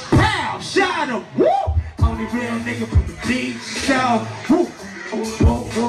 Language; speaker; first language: English; native; English